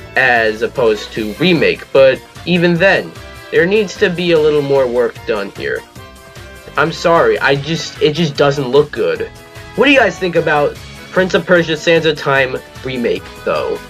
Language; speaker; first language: English; native; English